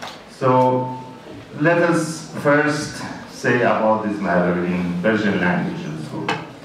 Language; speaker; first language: English; non-native, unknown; Persian